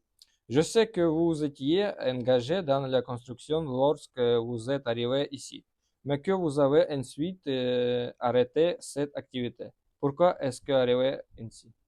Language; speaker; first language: French; non-native, learner; Russian